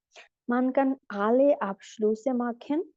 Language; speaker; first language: German; non-native, fluent; Bangla